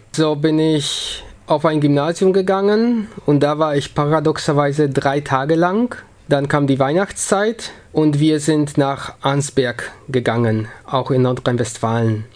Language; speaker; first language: German; early bilingual, other home language; Polish